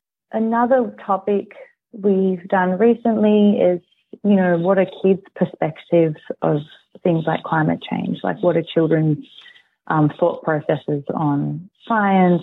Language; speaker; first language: English; early bilingual, heritage; English